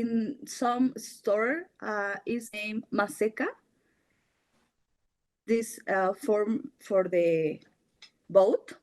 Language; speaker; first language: English; non-native, learner; Spanish